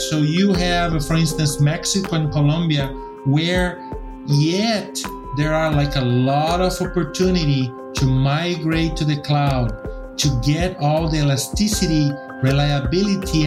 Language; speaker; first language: English; non-native, fluent; Portuguese